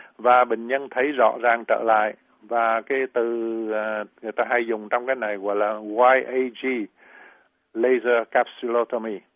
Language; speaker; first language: Vietnamese; native; Vietnamese